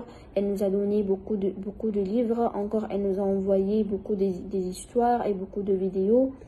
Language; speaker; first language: French; non-native, fluent; Arabic